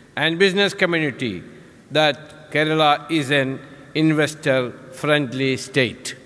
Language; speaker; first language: English; non-native, local second language; Malayalam